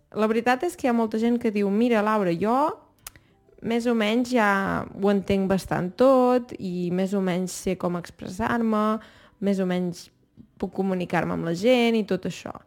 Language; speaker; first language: Catalan; native; Catalan